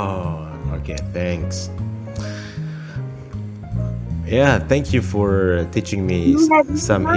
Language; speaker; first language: English; non-native, fluent; Indonesian